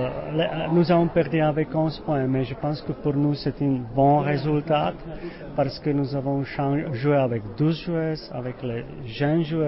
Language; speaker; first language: French; non-native, learner; Czech